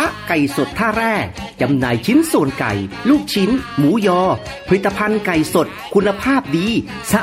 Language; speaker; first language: Thai; native; Thai